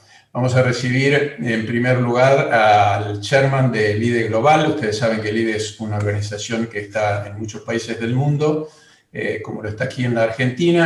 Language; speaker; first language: Spanish; native; Spanish